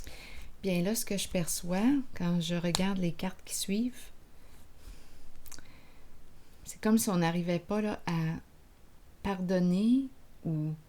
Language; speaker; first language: French; native; French